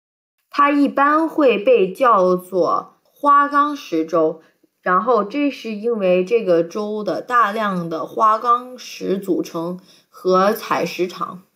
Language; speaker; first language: Chinese; early bilingual, heritage; Chinese